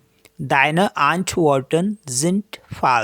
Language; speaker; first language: German; non-native, fluent; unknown